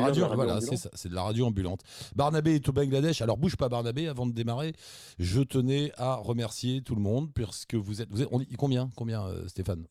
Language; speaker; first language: French; native; French